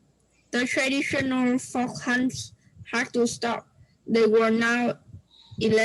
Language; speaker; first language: English; non-native, learner; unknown